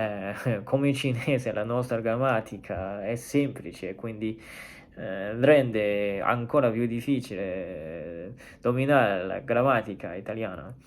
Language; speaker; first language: Italian; non-native, learner; Chinese